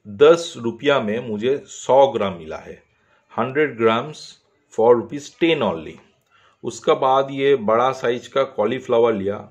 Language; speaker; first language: Hindi; non-native, local second language; Bangla